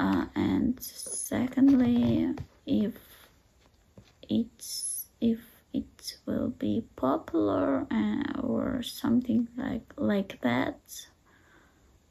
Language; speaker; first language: English; non-native, learner; Russian